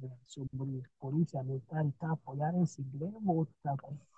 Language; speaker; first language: Portuguese; non-native, learner; Kinyarwanda